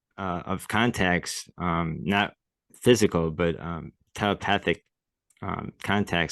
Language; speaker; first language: English; native; English